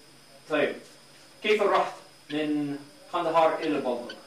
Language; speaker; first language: Arabic; non-native, fluent; English